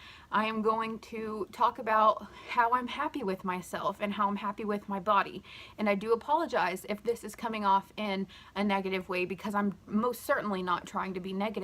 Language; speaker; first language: English; native; English